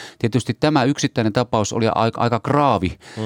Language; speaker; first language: Finnish; native; Finnish